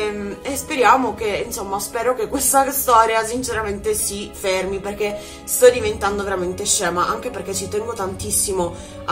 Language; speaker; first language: Italian; native; Italian